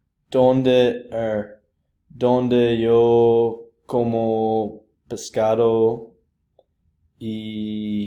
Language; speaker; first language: Spanish; non-native, learner; English